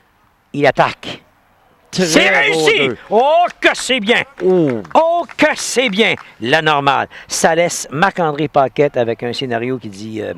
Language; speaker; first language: French; native; French